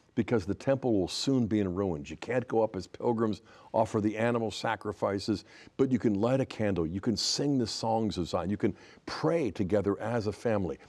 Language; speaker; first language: English; native; English